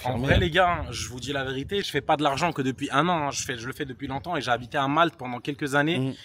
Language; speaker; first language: French; non-native, local second language; Arabic